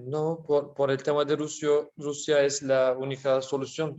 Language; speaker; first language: Spanish; non-native, learner; Turkish